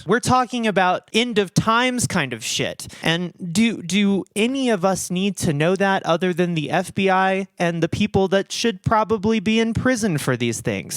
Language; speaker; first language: English; native; English